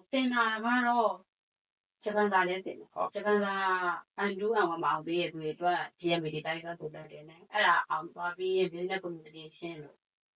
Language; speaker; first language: Burmese; native; Burmese